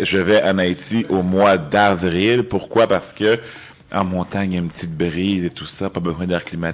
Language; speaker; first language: French; native; French